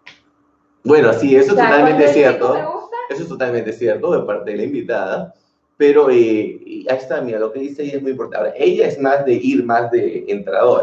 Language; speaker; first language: Spanish; native; Spanish